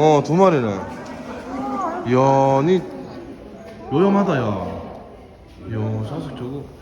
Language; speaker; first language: Korean; native; Korean